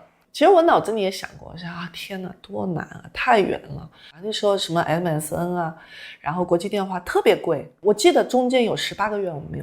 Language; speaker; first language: Chinese; native; Chinese